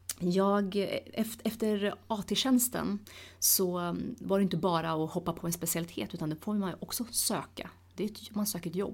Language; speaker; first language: Swedish; early bilingual, other home language; Tigrinya